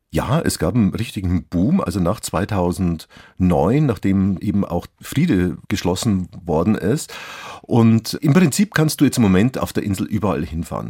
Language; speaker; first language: German; native; German